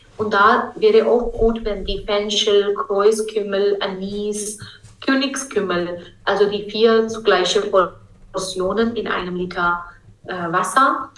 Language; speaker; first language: German; non-native, fluent; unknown